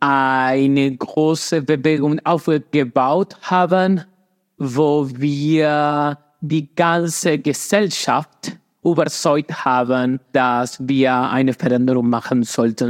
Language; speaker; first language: German; non-native, fluent; Spanish